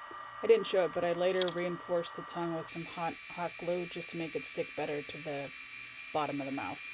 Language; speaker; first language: English; native; English